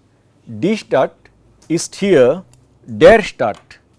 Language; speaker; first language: German; non-native, fluent; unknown